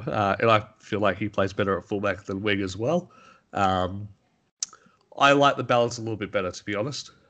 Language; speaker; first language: English; native; English